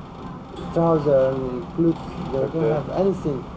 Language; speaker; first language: English; non-native, learner; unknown